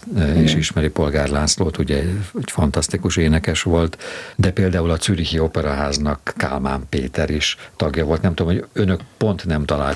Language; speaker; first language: Hungarian; native; Hungarian